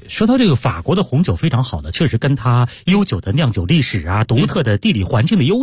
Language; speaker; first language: Chinese; native; Chinese